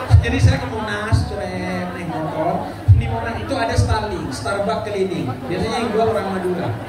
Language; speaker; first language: Indonesian; non-native, local second language; Madurese